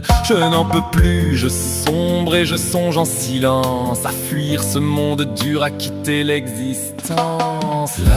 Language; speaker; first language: French; native; French